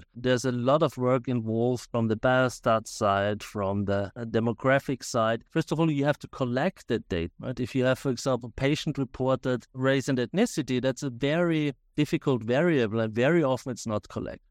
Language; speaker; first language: English; non-native, fluent; German